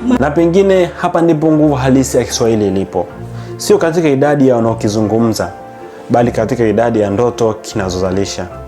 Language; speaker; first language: Swahili; native; Swahili